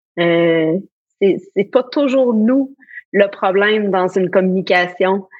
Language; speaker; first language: French; native; French